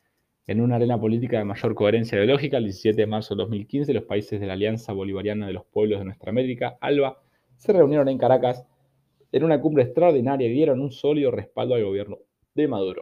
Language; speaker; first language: Spanish; native; Spanish